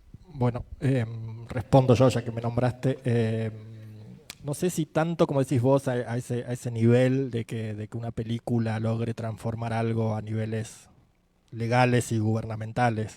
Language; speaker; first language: Spanish; native; Spanish